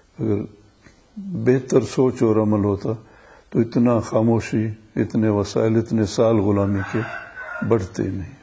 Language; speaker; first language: Urdu; non-native, local second language; Baluchi